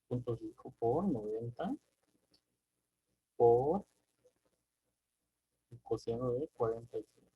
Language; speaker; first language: Spanish; native; Spanish